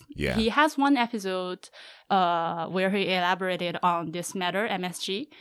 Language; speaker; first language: English; non-native, fluent; Chinese